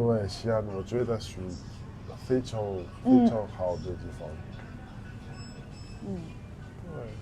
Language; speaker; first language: Chinese; non-native, learner; French